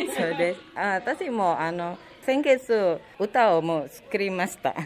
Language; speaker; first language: Japanese; non-native, learner; Indonesian